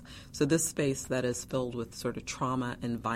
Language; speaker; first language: English; early bilingual, other home language; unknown